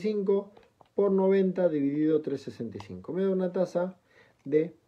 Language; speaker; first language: Spanish; native; Spanish